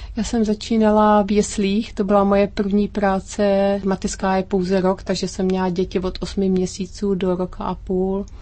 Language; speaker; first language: Czech; native; Czech